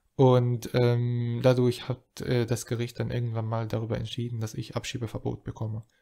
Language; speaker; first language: German; non-native, fluent; Arabic